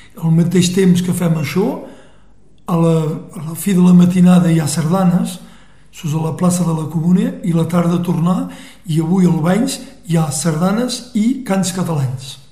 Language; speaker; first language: Catalan; native; Catalan